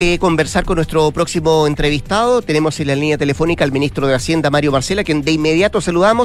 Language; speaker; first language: Spanish; native; Spanish